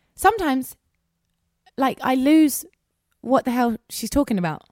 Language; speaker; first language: English; native; English